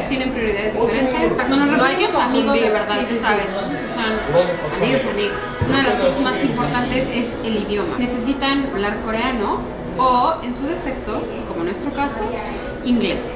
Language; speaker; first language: Spanish; native; Spanish